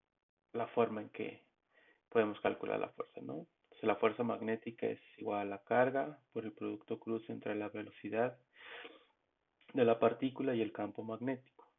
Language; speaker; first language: Spanish; native; Spanish